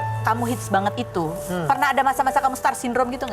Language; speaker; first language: Indonesian; native; Indonesian